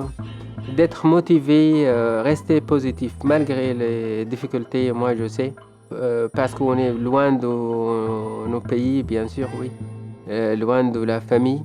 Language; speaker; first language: French; non-native, fluent; Arabic